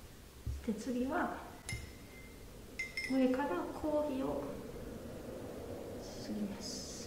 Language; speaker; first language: Japanese; non-native, fluent; German